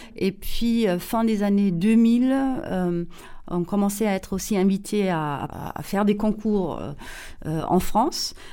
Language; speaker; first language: French; non-native, fluent; German